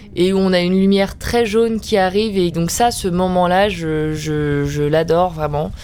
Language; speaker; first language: French; native; French